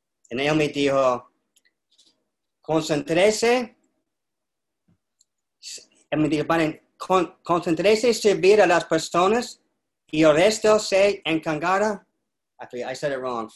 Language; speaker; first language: Spanish; non-native, learner; English